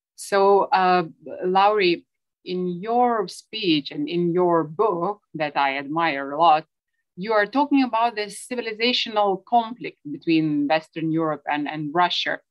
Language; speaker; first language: English; non-native, fluent; Lithuanian